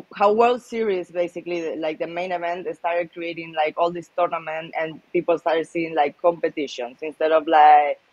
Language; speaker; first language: English; non-native, fluent; Spanish